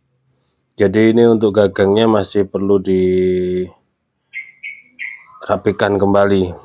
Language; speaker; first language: Indonesian; native; Indonesian